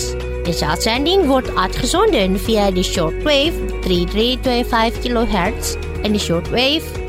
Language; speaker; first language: Dutch; non-native, fluent; Indonesian